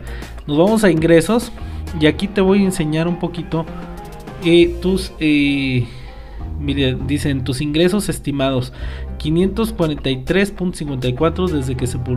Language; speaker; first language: Spanish; native; Spanish